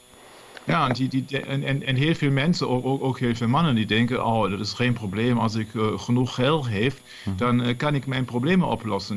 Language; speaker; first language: Dutch; non-native, learner; German